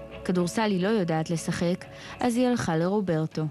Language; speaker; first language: Hebrew; native; Hebrew